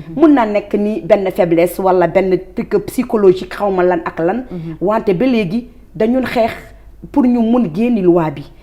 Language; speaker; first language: Wolof; non-native, local second language; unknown